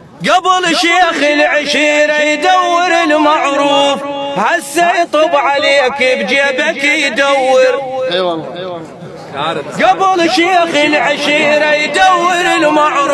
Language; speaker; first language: Arabic; native; Arabic